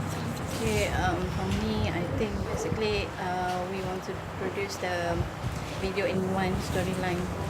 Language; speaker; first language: English; non-native, learner; Malay